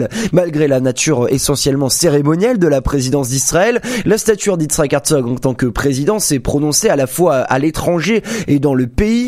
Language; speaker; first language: French; native; French